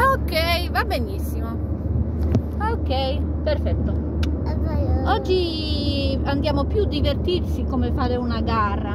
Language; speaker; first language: Italian; non-native, learner; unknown